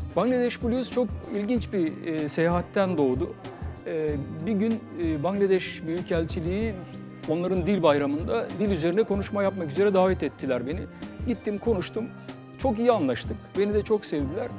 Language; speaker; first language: Turkish; native; Turkish